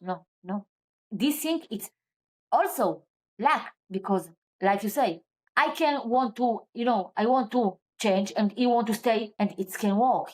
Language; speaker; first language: English; non-native, learner; Hebrew